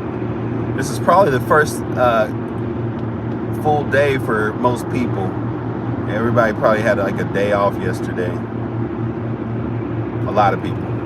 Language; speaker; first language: English; native; English